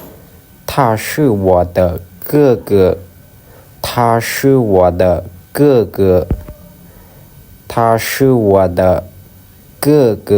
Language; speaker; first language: Chinese; non-native, fluent; Lao